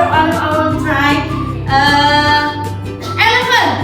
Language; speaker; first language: English; non-native, learner; Indonesian